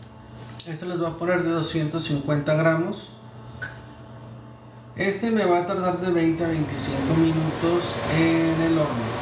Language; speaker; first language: Spanish; native; Spanish